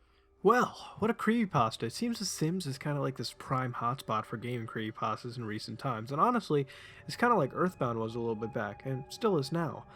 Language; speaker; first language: English; native; English